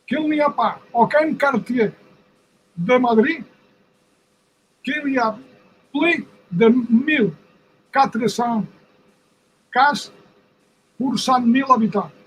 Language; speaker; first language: French; non-native, fluent; Spanish